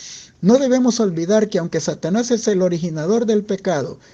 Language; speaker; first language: Spanish; native; Spanish